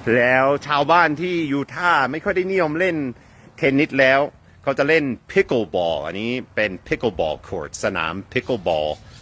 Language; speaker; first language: Thai; non-native, fluent; English